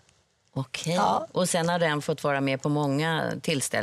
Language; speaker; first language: Swedish; native; Swedish